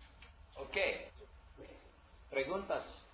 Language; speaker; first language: Spanish; non-native, learner; English